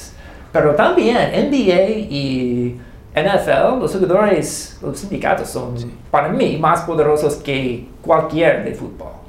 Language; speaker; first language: Spanish; non-native, learner; English